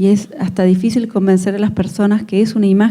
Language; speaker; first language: Spanish; native; Spanish